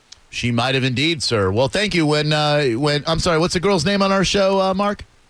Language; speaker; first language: English; native; English